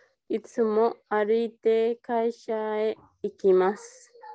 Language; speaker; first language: Japanese; non-native, learner; Indonesian